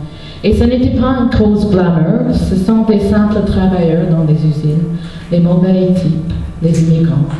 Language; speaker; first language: French; non-native, local second language; English